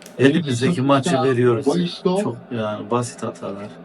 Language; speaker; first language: Turkish; native; Turkish